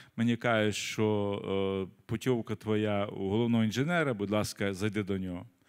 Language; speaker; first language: Ukrainian; native; Ukrainian